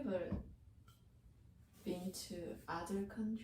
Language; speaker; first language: English; non-native, learner; Japanese